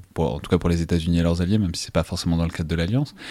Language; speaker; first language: French; native; French